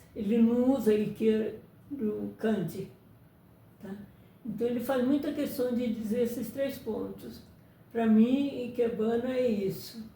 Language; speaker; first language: Portuguese; early bilingual, other home language; Japanese